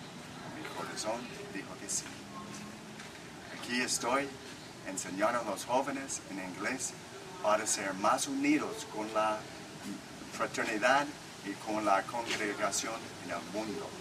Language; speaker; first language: Spanish; non-native, learner; English